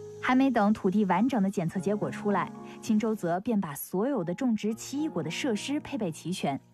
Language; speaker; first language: Chinese; native; Chinese